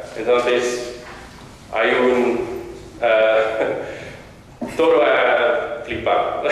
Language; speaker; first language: Spanish; non-native, fluent; English